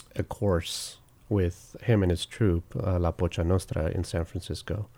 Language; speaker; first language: English; native; English